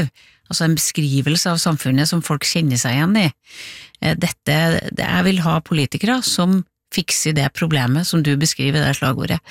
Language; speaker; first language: Norwegian; native; Norwegian